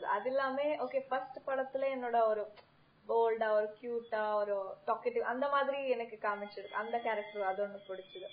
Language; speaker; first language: Tamil; non-native, fluent; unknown